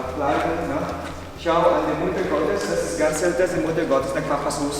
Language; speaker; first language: German; non-native, learner; Filipino